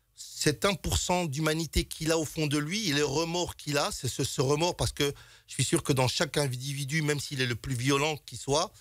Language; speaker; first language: French; native; French